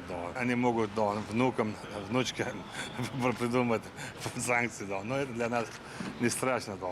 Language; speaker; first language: Russian; non-native, local second language; Chechen